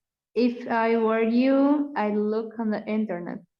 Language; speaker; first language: English; non-native, learner; Spanish